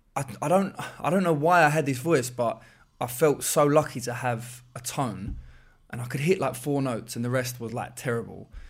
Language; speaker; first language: English; native; English